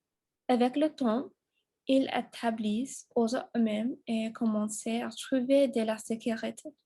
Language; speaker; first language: French; non-native, learner; English